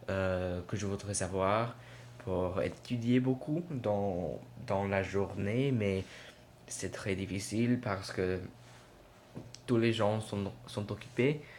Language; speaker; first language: French; non-native, learner; English